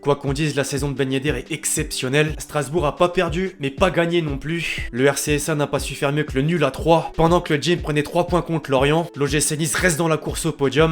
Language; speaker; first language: French; native; French